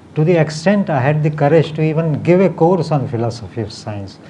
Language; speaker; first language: English; non-native, local second language; Marathi